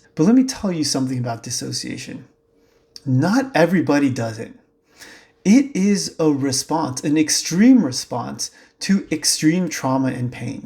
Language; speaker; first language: English; native; English